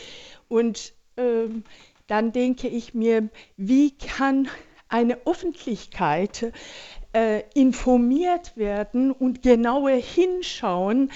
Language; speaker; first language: German; non-native, fluent; Persian